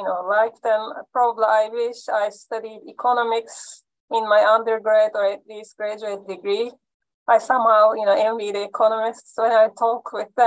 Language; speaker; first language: English; non-native, fluent; Turkish